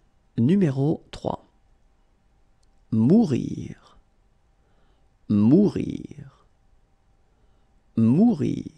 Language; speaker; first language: French; native; French